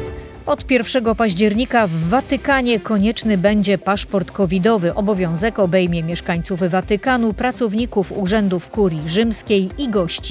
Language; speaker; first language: Polish; native; Polish